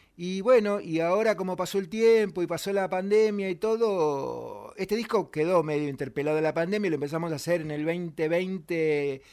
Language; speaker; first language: Spanish; native; Spanish